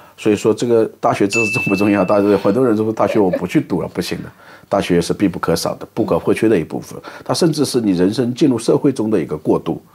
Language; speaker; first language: Chinese; native; Chinese